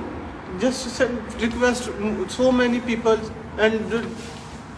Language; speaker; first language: English; non-native, learner; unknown